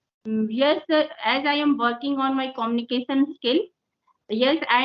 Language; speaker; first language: English; non-native, local second language; Hindi